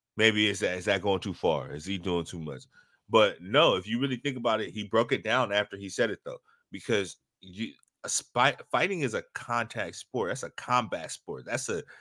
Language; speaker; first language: English; native; English